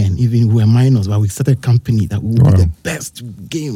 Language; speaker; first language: English; non-native, local second language; Akan